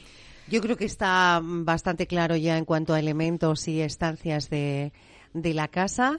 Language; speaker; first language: Spanish; native; Spanish